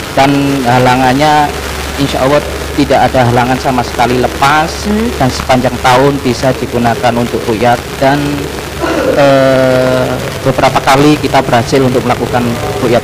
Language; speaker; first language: Indonesian; native; Indonesian